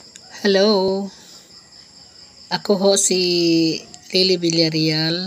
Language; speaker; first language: Filipino; non-native, local second language; Cebuano